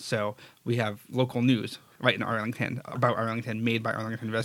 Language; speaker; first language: English; native; English